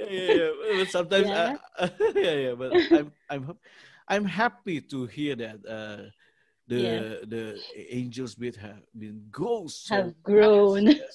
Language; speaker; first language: English; non-native, learner; Indonesian